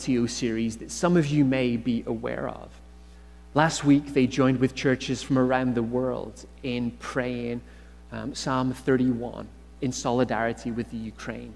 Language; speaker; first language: English; native; English